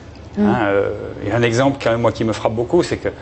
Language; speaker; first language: French; native; French